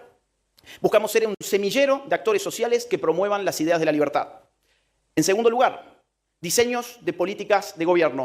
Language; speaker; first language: Spanish; native; Spanish